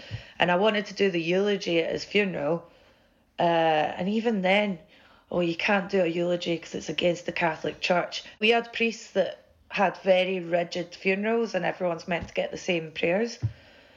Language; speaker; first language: English; native; English